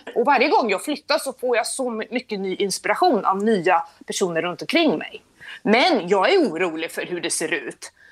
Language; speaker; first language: Swedish; native; Swedish